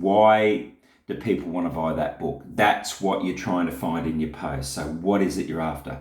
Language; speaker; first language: English; native; English